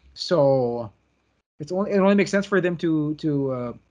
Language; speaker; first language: English; non-native, local second language; Filipino